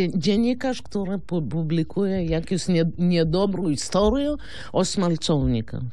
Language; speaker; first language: Polish; non-native, fluent; Lithuanian